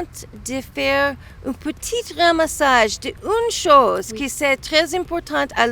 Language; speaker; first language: French; non-native, learner; English